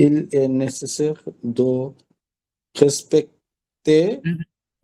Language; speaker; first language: French; non-native, learner; Bangla